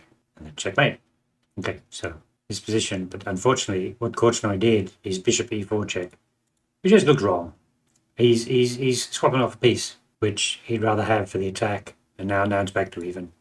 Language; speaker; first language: English; native; English